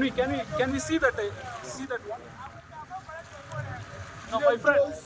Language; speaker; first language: English; non-native, local second language; Tamil